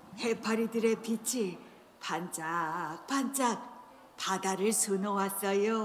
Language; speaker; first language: Korean; native; Korean